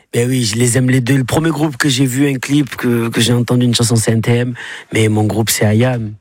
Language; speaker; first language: French; native; French